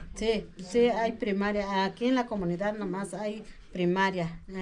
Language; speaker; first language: Spanish; non-native, local second language; Mixtepec Mixtec